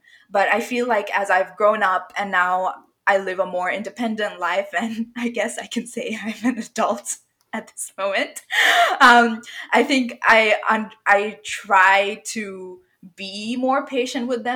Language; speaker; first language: English; non-native, local second language; Bangla